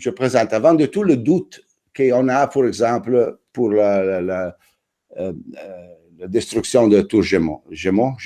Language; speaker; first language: French; non-native, fluent; Italian